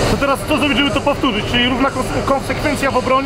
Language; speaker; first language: Polish; native; Polish